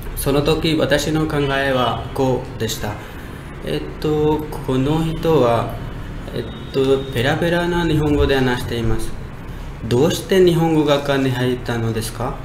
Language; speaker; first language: Japanese; non-native, learner; Hindi